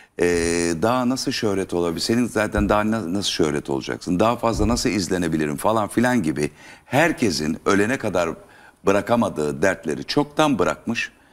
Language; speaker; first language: Turkish; native; Turkish